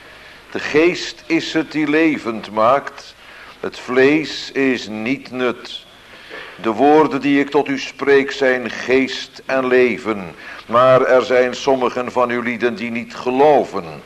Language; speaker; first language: Dutch; native; Dutch